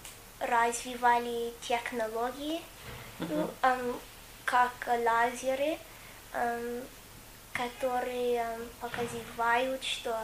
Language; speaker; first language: Russian; non-native, fluent; English